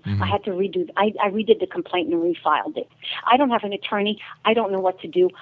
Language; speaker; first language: English; native; English